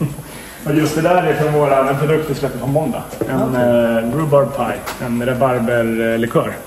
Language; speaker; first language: Swedish; native; Swedish